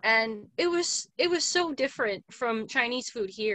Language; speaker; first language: English; native; English